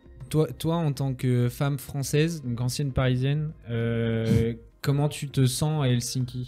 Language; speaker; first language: French; native; French